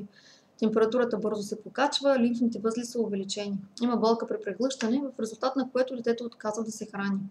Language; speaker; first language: Bulgarian; native; Bulgarian